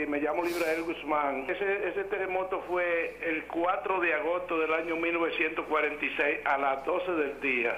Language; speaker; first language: Spanish; native; Spanish